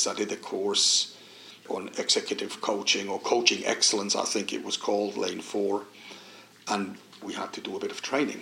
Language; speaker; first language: English; non-native, fluent; Swiss German